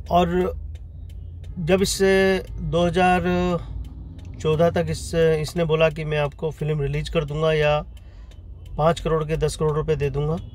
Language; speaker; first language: Hindi; native; Hindi